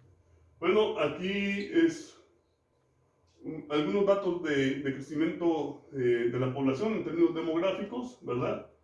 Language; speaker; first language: Spanish; native; Spanish